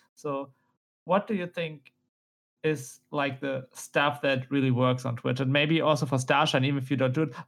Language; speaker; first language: English; non-native, fluent; German